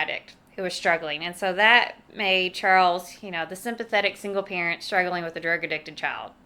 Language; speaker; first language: English; native; English